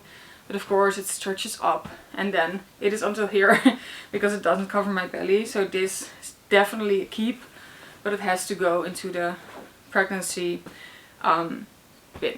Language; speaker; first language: English; non-native, fluent; Dutch